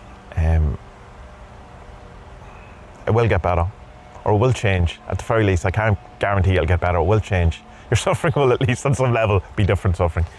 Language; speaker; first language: English; native; English